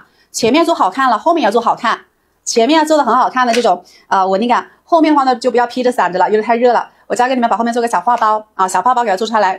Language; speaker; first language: Chinese; native; Chinese